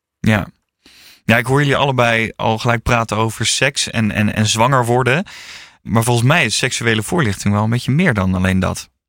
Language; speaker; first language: Dutch; native; Dutch